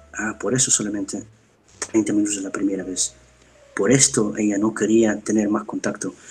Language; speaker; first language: Spanish; non-native, fluent; Dutch